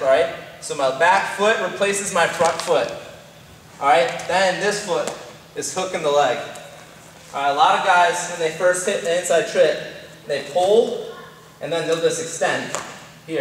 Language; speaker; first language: English; native; English